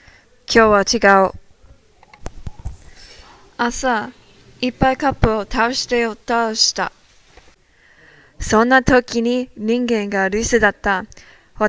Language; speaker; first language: Japanese; non-native, learner; English